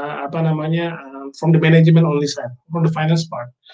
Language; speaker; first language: English; non-native, fluent; Indonesian